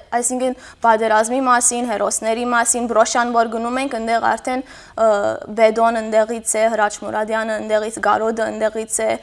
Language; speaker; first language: Armenian; early bilingual, heritage; Armenian